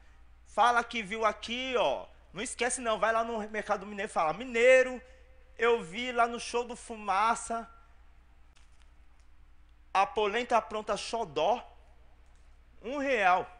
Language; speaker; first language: Portuguese; native; Portuguese